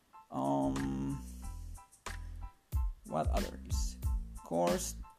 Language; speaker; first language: English; non-native, fluent; Spanish